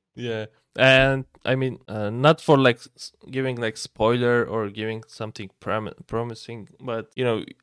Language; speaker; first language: English; non-native, fluent; Turkish